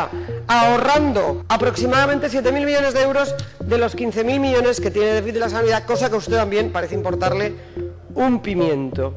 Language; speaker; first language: Spanish; native; Spanish